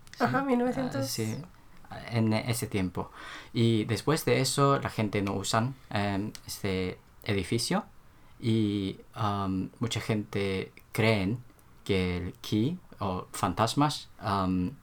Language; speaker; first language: Spanish; non-native, learner; Korean